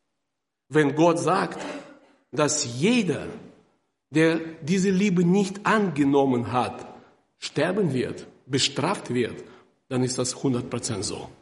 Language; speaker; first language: German; non-native, fluent; Russian